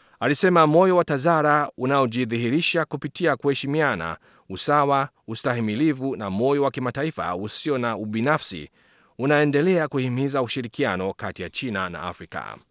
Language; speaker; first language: Swahili; non-native, fluent; Chinese